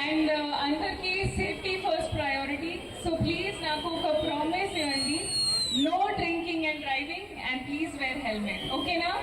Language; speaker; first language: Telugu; non-native, fluent; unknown